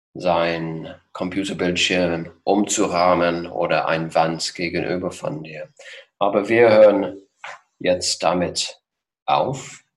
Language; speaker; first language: German; non-native, fluent; English